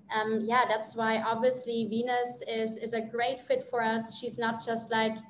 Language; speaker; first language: English; non-native, fluent; German